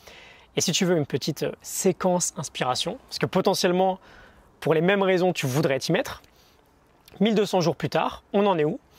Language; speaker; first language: French; native; French